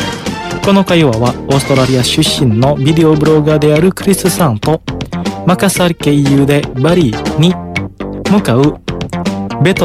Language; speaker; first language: Japanese; non-native, fluent; Indonesian